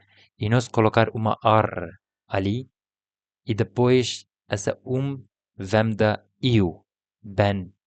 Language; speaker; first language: Portuguese; non-native, learner; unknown